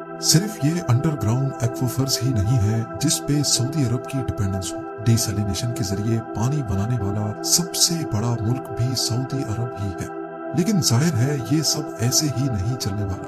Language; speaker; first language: Urdu; native; Urdu